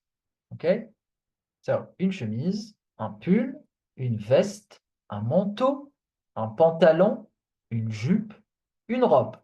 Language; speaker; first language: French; non-native, fluent; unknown